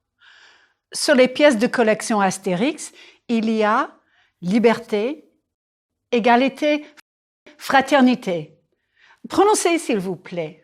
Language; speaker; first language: French; non-native, fluent; English